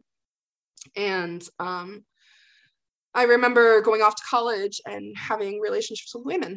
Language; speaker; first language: English; native; English